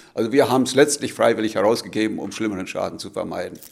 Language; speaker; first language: German; native; German